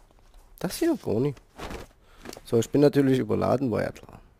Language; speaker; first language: German; native; German